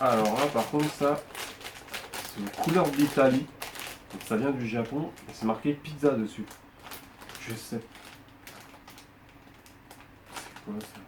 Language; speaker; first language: French; native; French